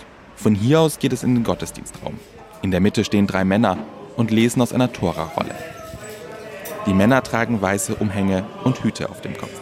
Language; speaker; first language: German; native; German